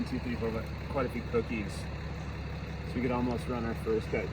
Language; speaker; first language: English; native; English